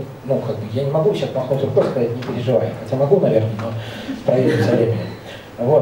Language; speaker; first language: Russian; native; Russian